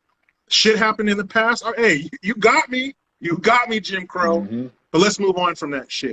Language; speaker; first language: English; native; English